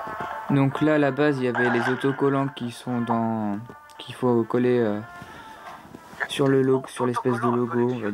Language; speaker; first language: French; native; French